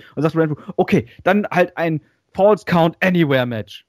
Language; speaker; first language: German; native; German